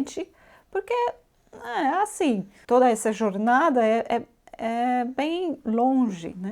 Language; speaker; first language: Portuguese; non-native, fluent; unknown